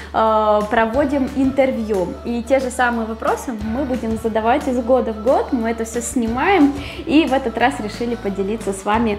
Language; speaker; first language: Russian; native; Russian